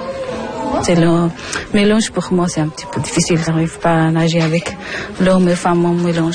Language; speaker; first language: French; non-native, learner; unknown